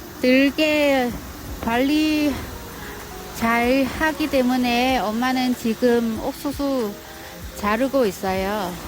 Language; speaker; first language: Korean; non-native, learner; Vietnamese